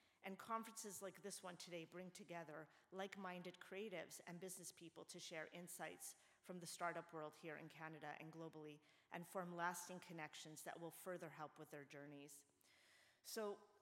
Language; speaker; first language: English; native; English